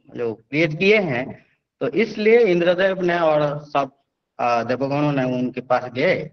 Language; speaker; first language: Hindi; non-native, local second language; Odia